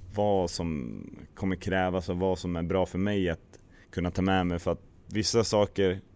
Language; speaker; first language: Swedish; native; Swedish